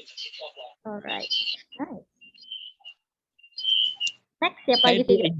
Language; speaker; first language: English; non-native, learner; Indonesian